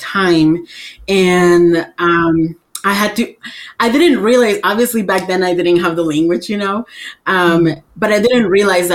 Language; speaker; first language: English; early bilingual, other home language; Spanish